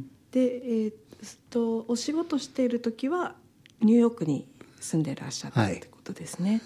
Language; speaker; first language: Japanese; native; Japanese